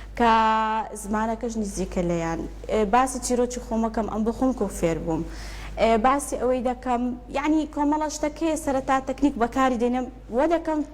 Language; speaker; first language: Central Kurdish; early bilingual, heritage; Central Kurdish